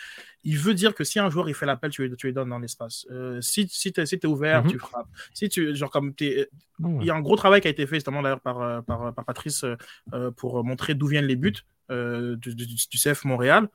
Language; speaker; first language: French; native; French